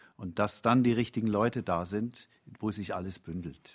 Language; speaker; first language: German; native; German